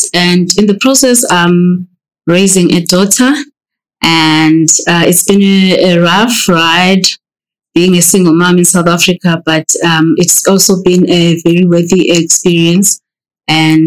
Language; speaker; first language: English; non-native, local second language; Xhosa